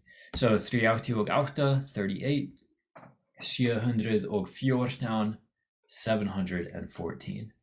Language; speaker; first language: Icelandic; non-native, learner; English